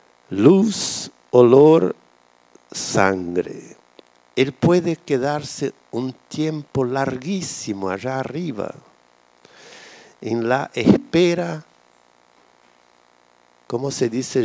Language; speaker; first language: Spanish; non-native, fluent; Hungarian